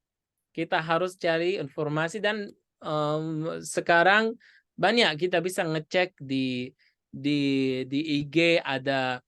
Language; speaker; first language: Indonesian; non-native, fluent; Arabic